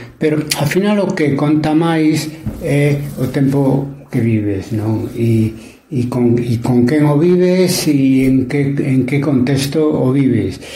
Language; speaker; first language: Galician; non-native, local second language; Spanish